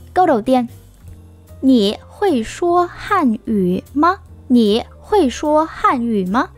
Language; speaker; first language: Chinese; non-native, fluent; Vietnamese